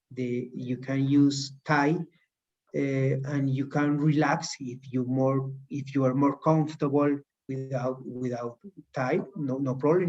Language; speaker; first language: English; non-native, learner; Spanish